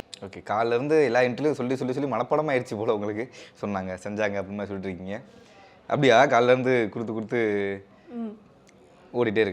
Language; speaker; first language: Tamil; native; Tamil